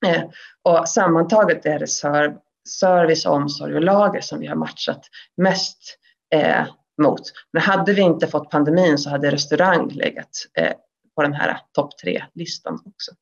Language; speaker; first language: Swedish; native; Swedish